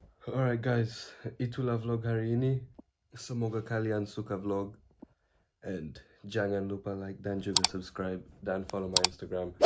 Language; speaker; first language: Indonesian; early bilingual, heritage; English